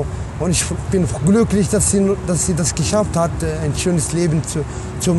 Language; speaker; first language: German; non-native, learner; Arabic